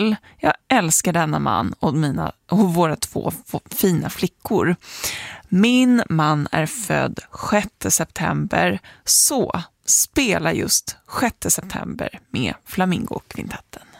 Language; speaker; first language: Swedish; native; Swedish